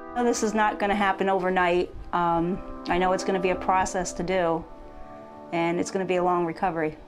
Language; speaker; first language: English; native; English